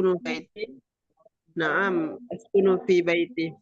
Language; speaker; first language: Arabic; non-native, learner; Indonesian